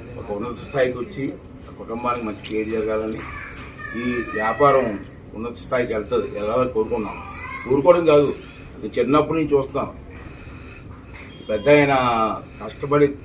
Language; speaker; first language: Telugu; native; Telugu